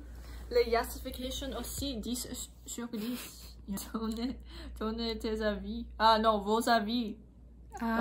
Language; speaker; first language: French; non-native, learner; English